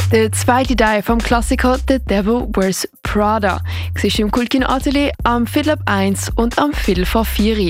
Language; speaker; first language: German; native; German